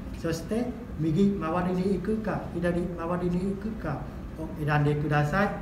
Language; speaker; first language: Japanese; non-native, fluent; Vietnamese